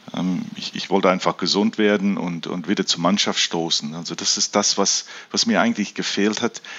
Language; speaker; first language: German; early bilingual, heritage; German